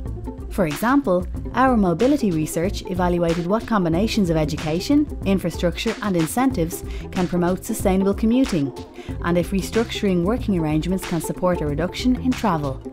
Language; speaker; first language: English; native; English